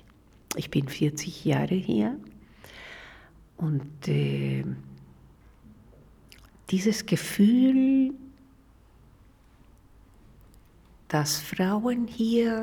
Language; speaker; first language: German; non-native, fluent; Spanish